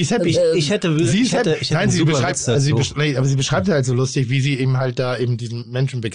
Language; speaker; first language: German; native; German